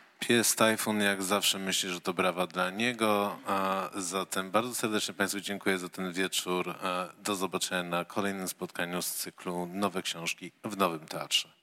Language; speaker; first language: Polish; native; Polish